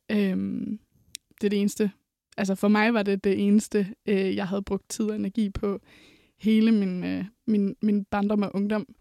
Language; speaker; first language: Danish; native; Danish